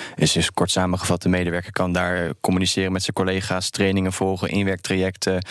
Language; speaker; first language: Dutch; native; Dutch